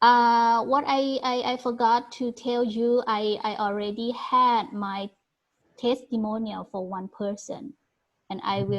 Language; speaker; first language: English; non-native, learner; Thai